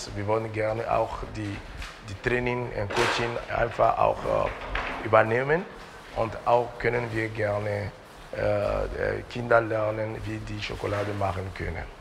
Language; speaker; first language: German; non-native, learner; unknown